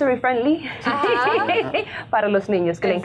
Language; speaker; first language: Spanish; early bilingual, heritage; Spanish